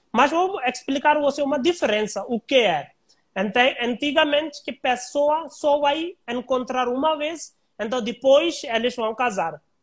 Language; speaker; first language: Portuguese; non-native, learner; Hindi